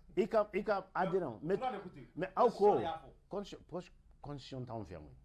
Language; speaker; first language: French; non-native, local second language; Bambara